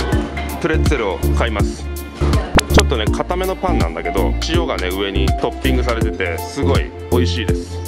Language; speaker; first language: Japanese; native; Japanese